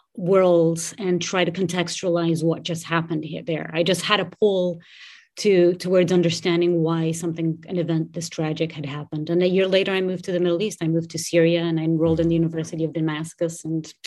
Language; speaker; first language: English; non-native, fluent; Portuguese